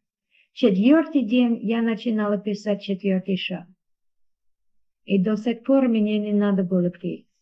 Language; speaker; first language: Russian; non-native, learner; English